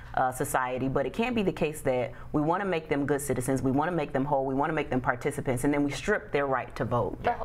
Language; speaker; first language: English; native; English